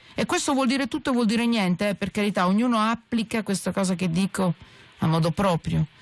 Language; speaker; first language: Italian; native; Italian